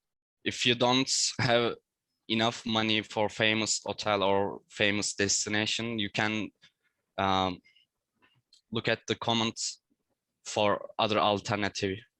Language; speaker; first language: English; non-native, learner; Turkish